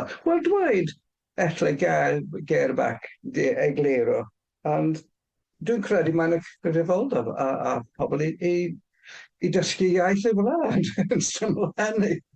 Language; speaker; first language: Welsh; non-native, fluent; English